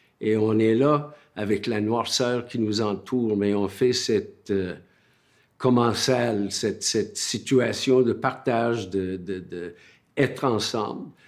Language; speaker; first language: French; non-native, fluent; Irish